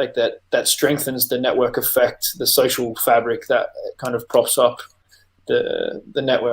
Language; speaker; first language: English; native; English